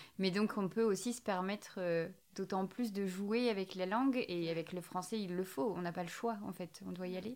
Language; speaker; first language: French; native; French